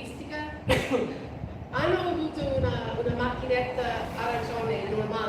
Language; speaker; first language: Italian; non-native, learner; English